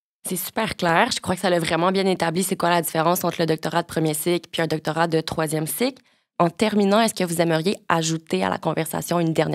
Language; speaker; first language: French; native; French